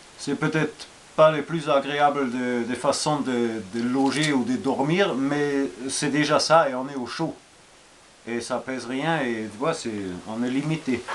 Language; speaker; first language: French; non-native, fluent; German